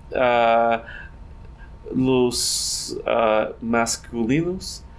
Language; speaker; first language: Spanish; non-native, learner; English